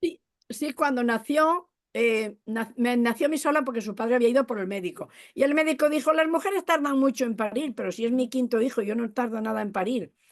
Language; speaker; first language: Spanish; native; Spanish